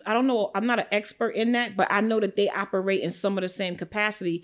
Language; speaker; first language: English; native; English